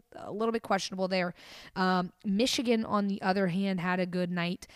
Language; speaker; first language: English; native; English